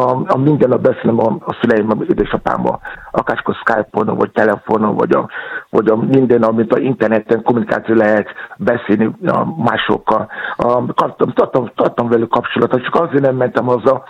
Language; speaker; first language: Hungarian; non-native, fluent; Yoruba